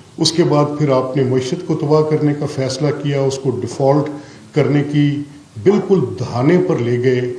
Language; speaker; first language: Urdu; non-native, local second language; Punjabi